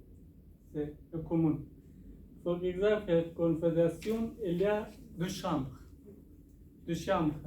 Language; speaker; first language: French; non-native, learner; Persian